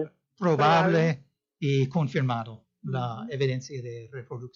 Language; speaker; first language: Spanish; non-native, fluent; English